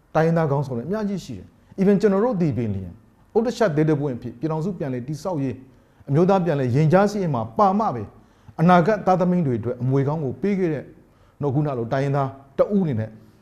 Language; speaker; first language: Burmese; native; Burmese